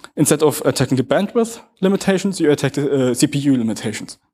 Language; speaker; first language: English; non-native, fluent; German